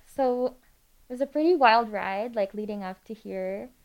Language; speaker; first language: English; non-native, local second language; Filipino